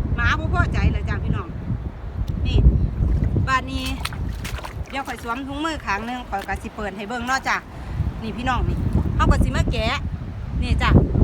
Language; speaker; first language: Thai; native; Thai